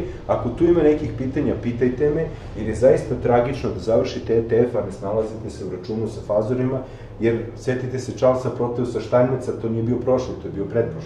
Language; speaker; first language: Serbian; native; Serbian